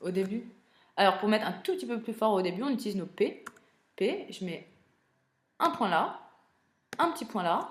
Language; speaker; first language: French; native; French